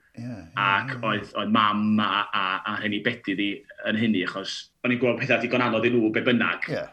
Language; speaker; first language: Welsh; native; Welsh